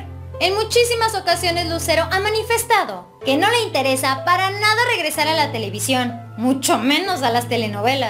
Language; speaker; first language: Spanish; native; Spanish